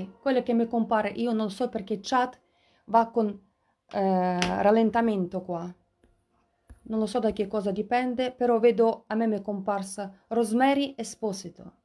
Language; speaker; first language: Italian; non-native, fluent; Russian